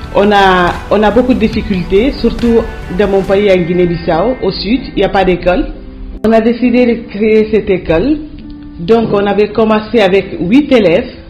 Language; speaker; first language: French; non-native, fluent; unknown